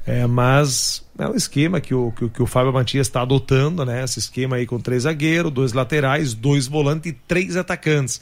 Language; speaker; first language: Portuguese; native; Portuguese